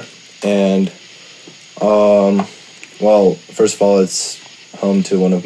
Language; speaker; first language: English; non-native, fluent; Russian